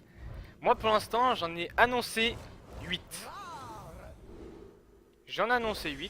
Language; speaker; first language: French; native; French